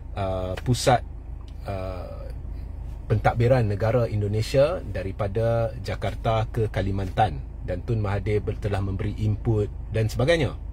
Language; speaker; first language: Malay; native; Malay